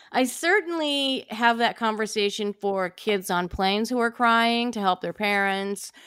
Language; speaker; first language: English; native; English